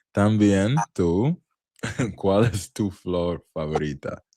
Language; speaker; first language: Spanish; non-native, learner; English